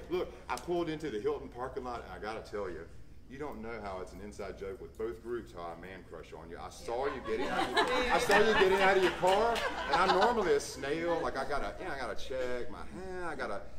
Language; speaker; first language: English; native; English